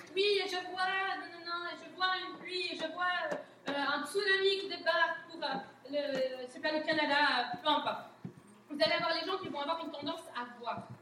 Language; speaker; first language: French; native; French